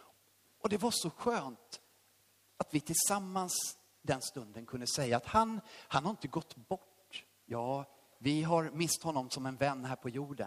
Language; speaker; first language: Swedish; native; Swedish